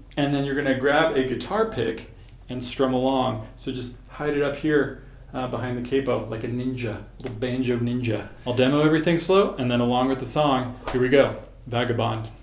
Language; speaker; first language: English; native; English